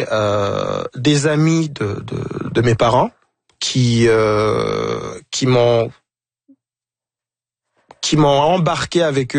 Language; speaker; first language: French; non-native, local second language; Kinyarwanda